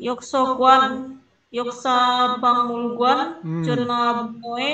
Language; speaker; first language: Korean; non-native, learner; Indonesian